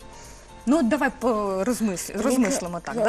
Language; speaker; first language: Ukrainian; native; Ukrainian